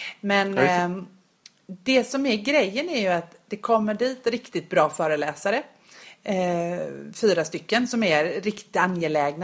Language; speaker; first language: Swedish; native; Swedish